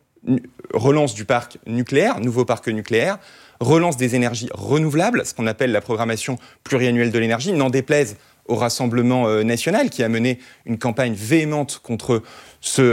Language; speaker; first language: French; native; French